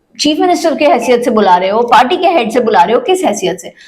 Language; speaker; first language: Hindi; non-native, local second language; Marathi